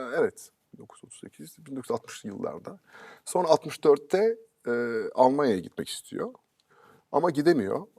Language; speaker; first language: Turkish; early bilingual, heritage; Turkish